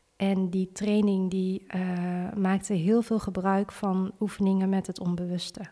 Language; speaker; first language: Dutch; early bilingual, other home language; Vietnamese